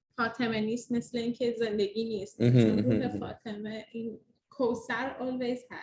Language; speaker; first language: Persian; early bilingual, heritage; Persian